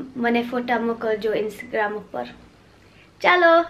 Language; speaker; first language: Gujarati; early bilingual, heritage; Gujarati